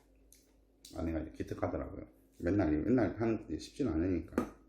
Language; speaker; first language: Korean; native; Korean